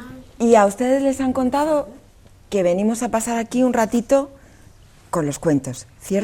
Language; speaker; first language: Spanish; native; Spanish